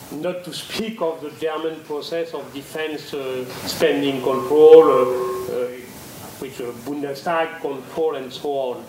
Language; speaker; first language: English; non-native, fluent; French